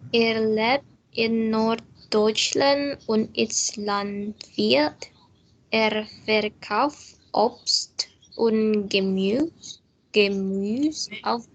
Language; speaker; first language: German; non-native, learner; Indonesian